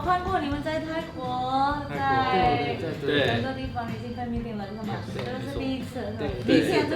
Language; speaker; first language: Chinese; non-native, fluent; Indonesian